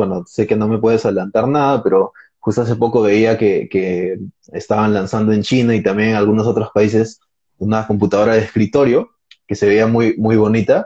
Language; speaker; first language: Spanish; native; Spanish